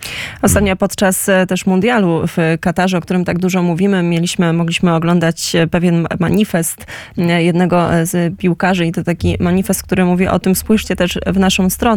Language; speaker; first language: Polish; native; Polish